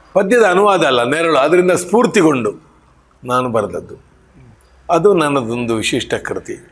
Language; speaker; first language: Kannada; non-native, local second language; Konkani